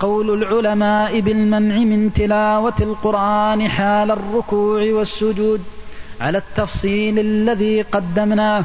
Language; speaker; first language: Arabic; native; Arabic